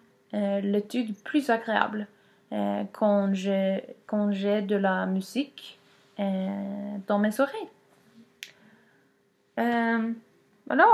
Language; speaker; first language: French; non-native, learner; Swedish